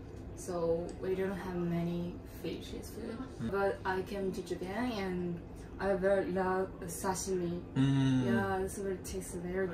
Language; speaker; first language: English; non-native, learner; Chinese